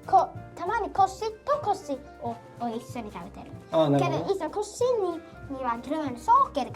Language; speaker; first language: Japanese; early bilingual, heritage; Japanese